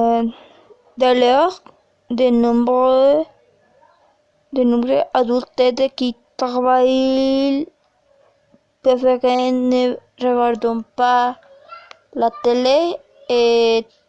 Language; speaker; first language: French; non-native, learner; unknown